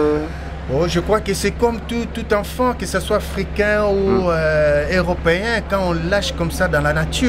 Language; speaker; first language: French; non-native, local second language; Lingala